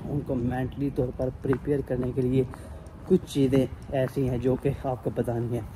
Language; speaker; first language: Urdu; non-native, local second language; Punjabi